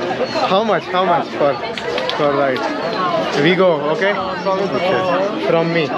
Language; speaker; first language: English; non-native, local second language; Hindi